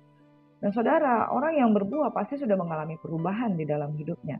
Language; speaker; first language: Indonesian; native; Indonesian